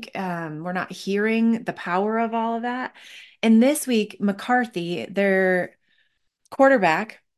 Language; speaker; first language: English; native; English